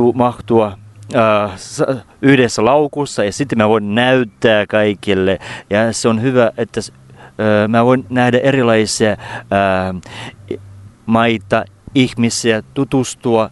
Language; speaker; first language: Finnish; non-native, fluent; Russian